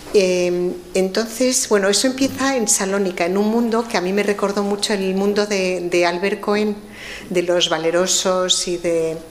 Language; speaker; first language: Spanish; native; Spanish